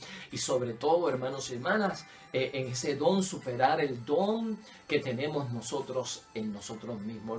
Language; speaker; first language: Spanish; native; Spanish